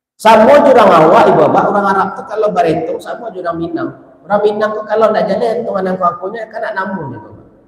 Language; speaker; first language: Malay; non-native, local second language; Minangkabau